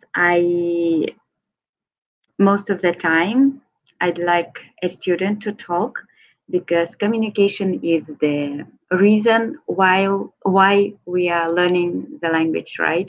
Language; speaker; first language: English; non-native, fluent; Russian